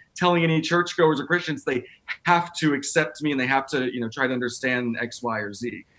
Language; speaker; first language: English; native; English